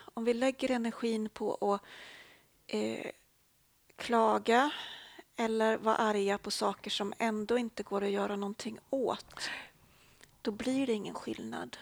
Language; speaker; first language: Swedish; native; Swedish